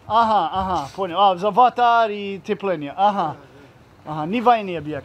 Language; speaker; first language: Russian; non-native, learner; English